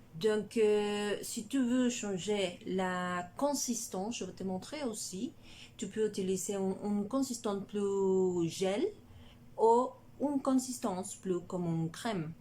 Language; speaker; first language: French; non-native, learner; Spanish